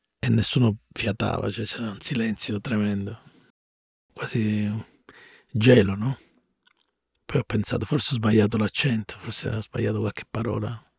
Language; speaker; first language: Italian; native; Italian